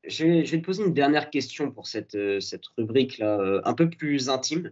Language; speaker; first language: French; native; French